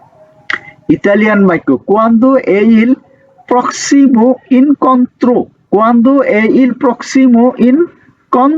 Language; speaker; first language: Italian; non-native, learner; Bangla